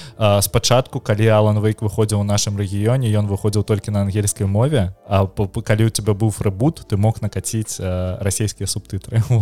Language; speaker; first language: Belarusian; non-native, local second language; Russian